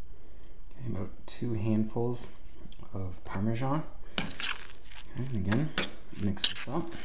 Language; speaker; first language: English; native; English